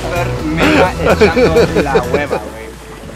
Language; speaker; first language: Spanish; non-native, fluent; German